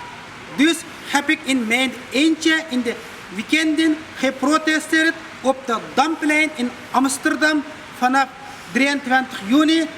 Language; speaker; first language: Dutch; non-native, fluent; Uyghur